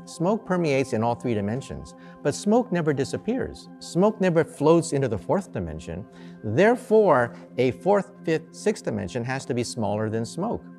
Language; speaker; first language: English; native; English